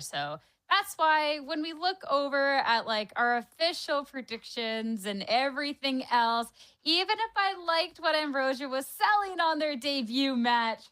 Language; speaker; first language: English; native; English